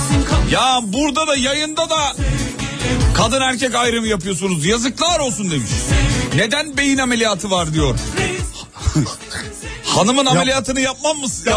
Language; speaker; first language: Turkish; native; Turkish